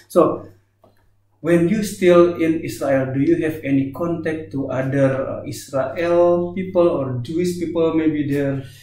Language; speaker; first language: English; non-native, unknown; Indonesian